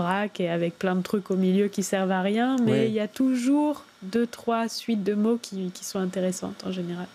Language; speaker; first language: French; native; French